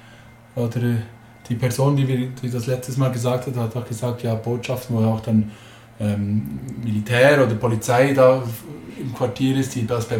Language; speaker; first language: German; native; German